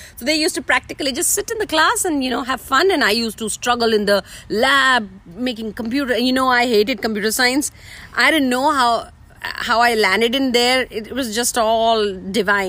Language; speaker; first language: English; non-native, local second language; Hindi